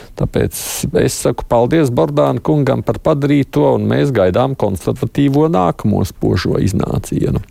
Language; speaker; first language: Latvian; native; Latvian